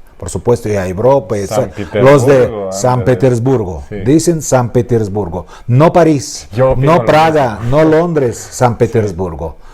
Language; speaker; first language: Spanish; non-native, fluent; Russian